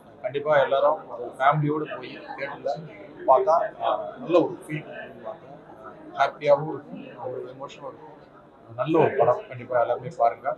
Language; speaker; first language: Tamil; native; Tamil